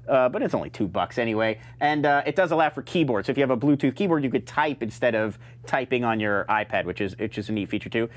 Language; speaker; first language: English; native; English